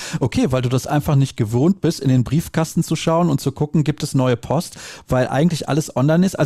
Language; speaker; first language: German; early bilingual, other home language; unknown